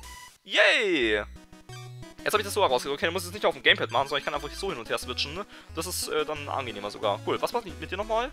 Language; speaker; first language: German; native; German